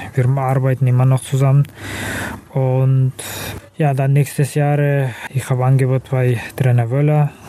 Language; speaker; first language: German; non-native, learner; Kazakh